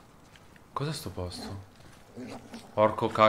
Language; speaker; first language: Italian; native; Italian